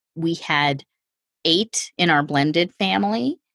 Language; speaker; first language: English; native; English